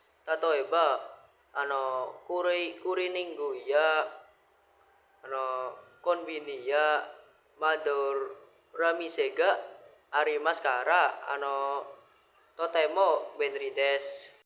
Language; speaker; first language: Japanese; non-native, learner; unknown